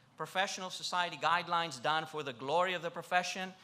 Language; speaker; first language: English; non-native, fluent; Greek